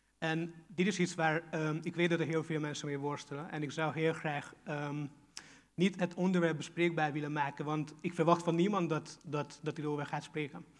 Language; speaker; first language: Dutch; non-native, fluent; Hungarian